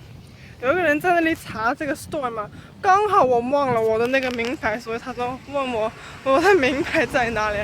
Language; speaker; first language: Chinese; early bilingual, heritage; Chinese